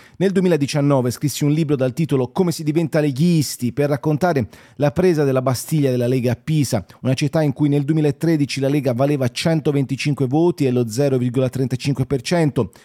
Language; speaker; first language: Italian; native; Italian